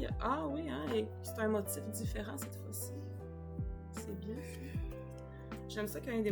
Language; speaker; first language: French; native; French